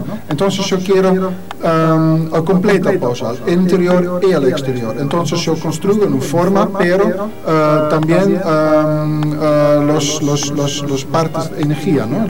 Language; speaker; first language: Spanish; non-native, learner; Dutch